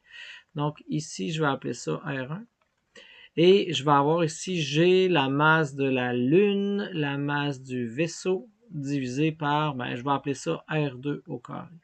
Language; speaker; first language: French; native; French